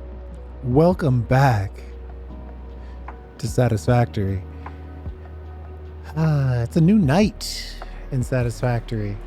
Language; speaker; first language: English; native; English